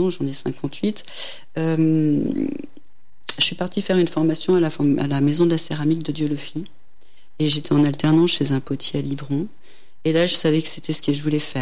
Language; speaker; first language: French; native; French